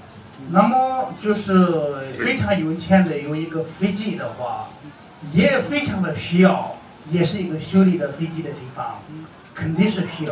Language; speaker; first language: Chinese; non-native, fluent; Tibetan